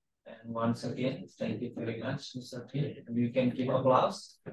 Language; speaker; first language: English; non-native, fluent; Indonesian